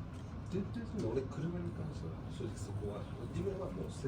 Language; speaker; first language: Japanese; native; Japanese